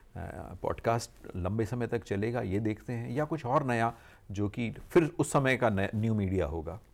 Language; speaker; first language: Hindi; native; Hindi